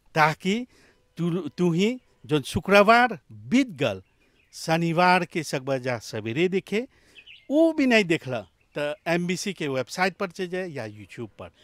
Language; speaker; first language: Bhojpuri; native; Bhojpuri